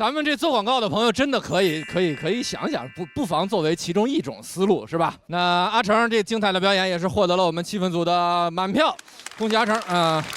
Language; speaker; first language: Chinese; native; Chinese